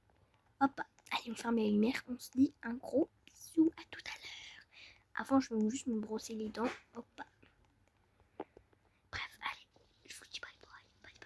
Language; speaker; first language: French; native; French